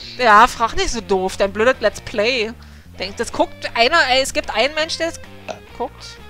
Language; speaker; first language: German; early bilingual, other home language; Polish